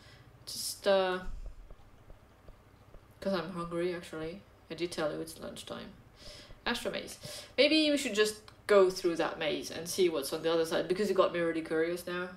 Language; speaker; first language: English; non-native, fluent; French